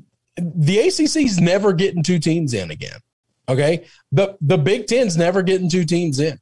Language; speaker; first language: English; native; English